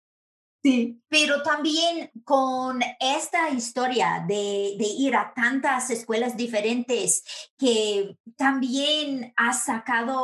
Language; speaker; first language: Spanish; non-native, fluent; English